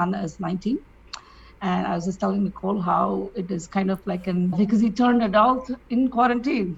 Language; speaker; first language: English; non-native, local second language; Tamil